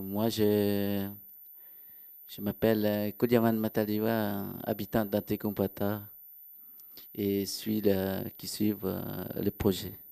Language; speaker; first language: French; non-native, local second language; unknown